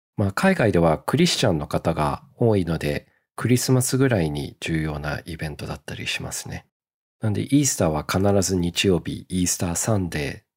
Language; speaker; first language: Japanese; early bilingual, heritage; Japanese